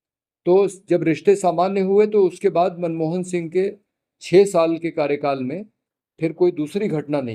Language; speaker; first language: Hindi; native; Hindi